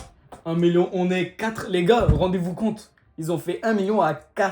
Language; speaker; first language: French; native; French